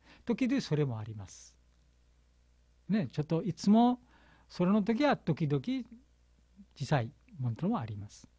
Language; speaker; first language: Japanese; non-native, learner; Bangla